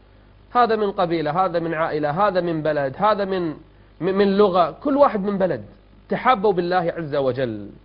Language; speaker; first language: Arabic; native; Arabic